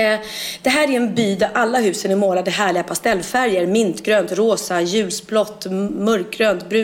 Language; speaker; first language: Swedish; native; Swedish